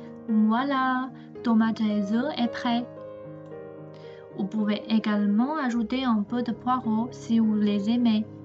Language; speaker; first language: French; non-native, fluent; Chinese